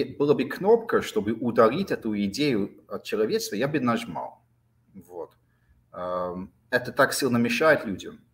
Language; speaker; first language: Russian; non-native, fluent; English